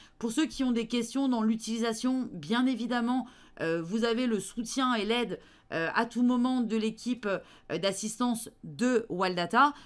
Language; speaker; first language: French; native; French